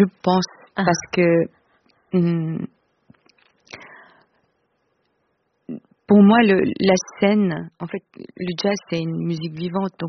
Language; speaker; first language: French; non-native, fluent; Korean